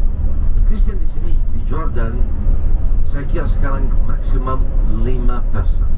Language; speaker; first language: Indonesian; non-native, fluent; Arabic